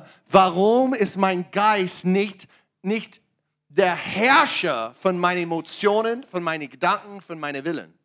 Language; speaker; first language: German; non-native, learner; English